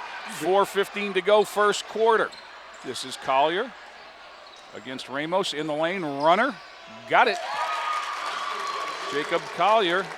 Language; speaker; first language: English; native; English